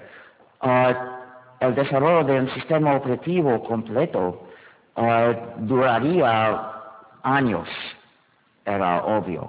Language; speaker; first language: Spanish; non-native, fluent; English